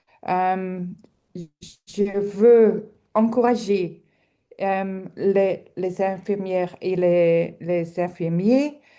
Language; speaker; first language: French; non-native, local second language; Dutch